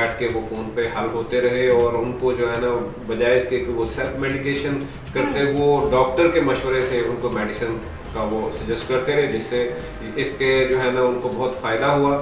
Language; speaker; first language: Urdu; native; Urdu